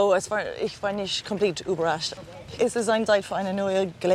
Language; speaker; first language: German; non-native, learner; English